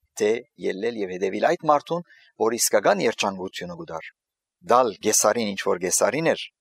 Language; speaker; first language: Armenian; early bilingual, heritage; Armenian